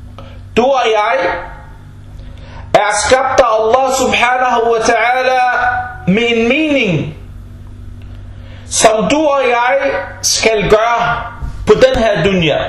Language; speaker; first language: Danish; early bilingual, other home language; Arabic